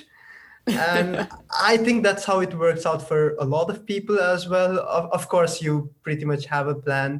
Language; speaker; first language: English; non-native, local second language; Nepali